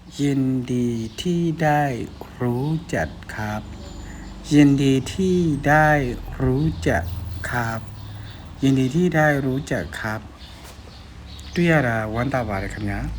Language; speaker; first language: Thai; non-native, fluent; Burmese